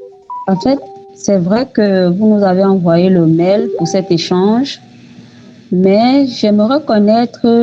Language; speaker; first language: French; native; French